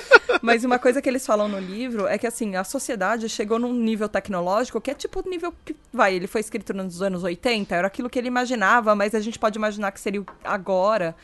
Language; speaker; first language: Portuguese; native; Portuguese